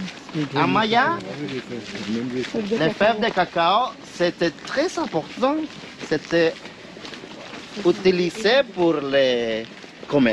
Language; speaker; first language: French; non-native, fluent; Spanish